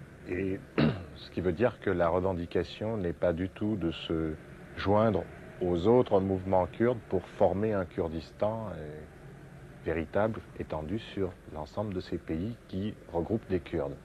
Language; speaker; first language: French; native; French